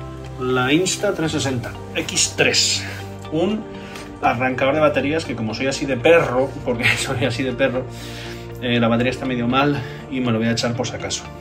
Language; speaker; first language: Spanish; native; Spanish